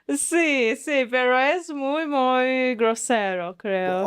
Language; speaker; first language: Spanish; non-native, learner; Russian